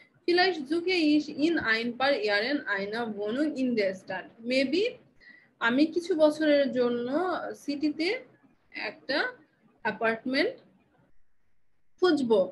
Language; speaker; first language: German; non-native, fluent; Bangla